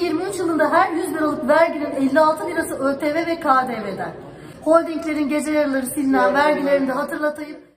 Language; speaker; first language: Turkish; native; Turkish